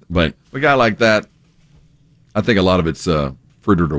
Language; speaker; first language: English; native; English